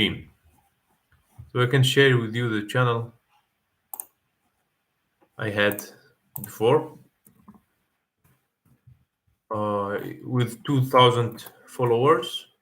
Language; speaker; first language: English; non-native, fluent; Arabic